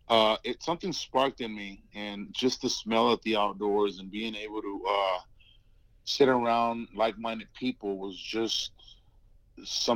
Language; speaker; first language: English; native; English